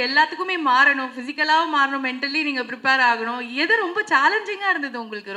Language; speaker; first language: Tamil; native; Tamil